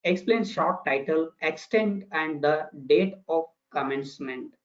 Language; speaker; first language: English; non-native, local second language; Kannada